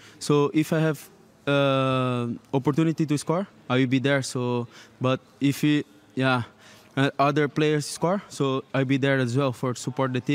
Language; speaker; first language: English; non-native, learner; Portuguese